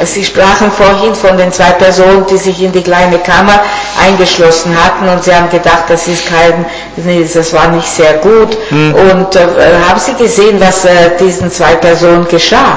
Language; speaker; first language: German; non-native, fluent; Italian